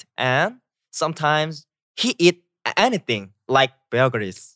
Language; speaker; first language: English; non-native, learner; Korean